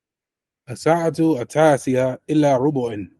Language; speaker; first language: Arabic; non-native, learner; English